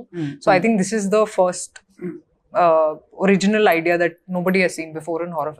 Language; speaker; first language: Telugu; non-native, fluent; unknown